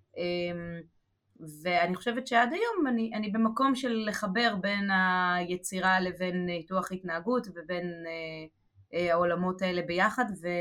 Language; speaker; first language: Hebrew; native; Hebrew